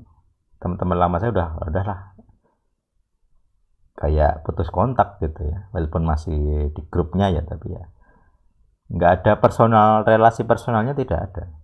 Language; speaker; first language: Indonesian; native; Indonesian